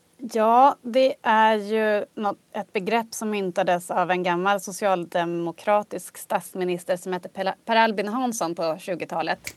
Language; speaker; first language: Swedish; native; Swedish